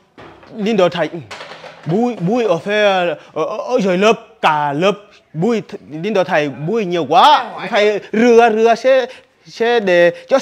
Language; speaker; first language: Vietnamese; non-native, learner; Portuguese